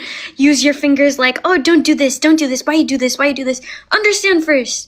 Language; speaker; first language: English; early bilingual, other home language; Amharic